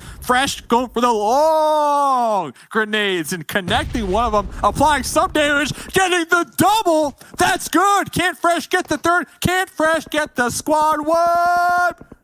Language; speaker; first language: English; native; English